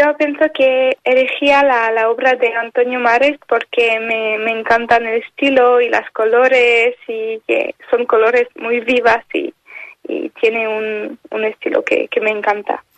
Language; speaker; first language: Spanish; non-native, fluent; French